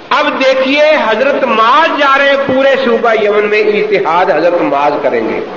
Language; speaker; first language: Urdu; non-native, local second language; Punjabi